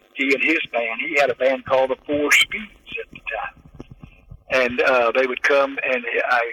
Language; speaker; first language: English; native; English